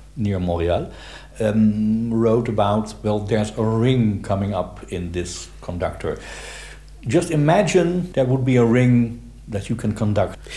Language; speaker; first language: English; non-native, fluent; Dutch